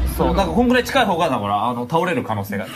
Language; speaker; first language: Japanese; native; Japanese